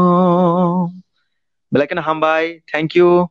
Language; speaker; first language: Hindi; non-native, local second language; Kok Borok